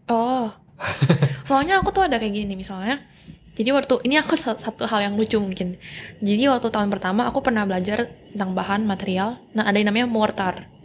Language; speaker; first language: Indonesian; native; Indonesian